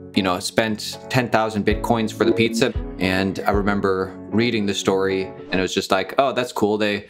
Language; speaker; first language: English; native; English